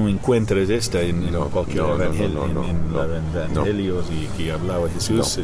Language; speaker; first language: Spanish; non-native, learner; English